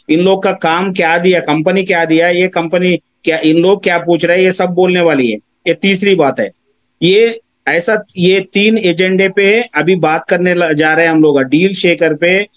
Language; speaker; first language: Hindi; non-native, local second language; Telugu